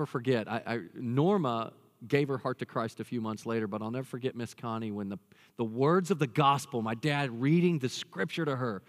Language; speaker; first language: English; native; English